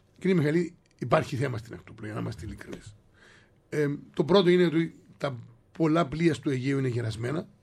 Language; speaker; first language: Greek; native; Greek